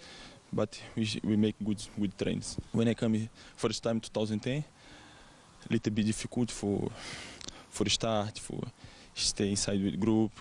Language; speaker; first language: English; non-native, learner; Portuguese